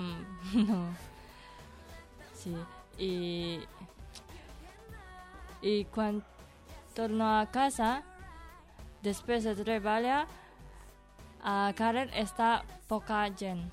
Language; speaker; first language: Catalan; non-native, learner; Indonesian